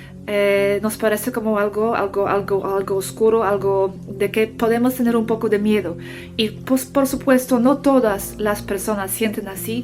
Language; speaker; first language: Spanish; non-native, fluent; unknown